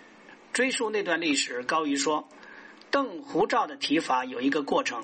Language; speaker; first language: Chinese; native; Chinese